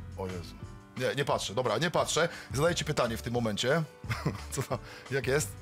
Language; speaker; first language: Polish; native; Polish